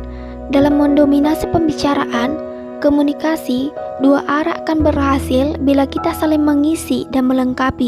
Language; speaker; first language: Indonesian; native; Indonesian